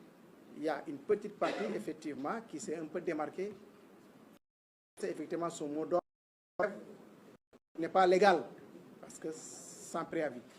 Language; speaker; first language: French; non-native, local second language; Wolof